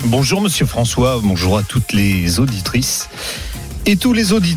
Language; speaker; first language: French; native; French